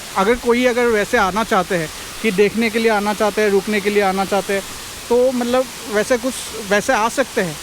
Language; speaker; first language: Hindi; non-native, local second language; Assamese